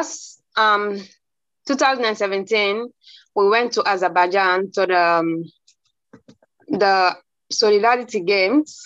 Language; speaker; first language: English; non-native, local second language; Krio